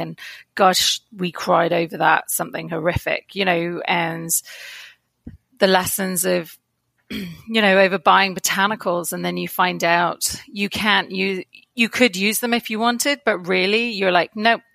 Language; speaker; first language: English; native; English